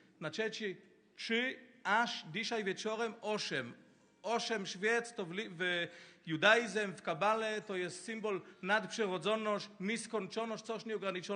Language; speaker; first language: Polish; non-native, learner; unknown